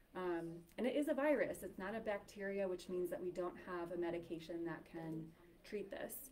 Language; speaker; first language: English; native; English